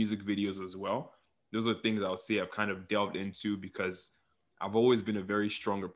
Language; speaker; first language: English; non-native, local second language; Yoruba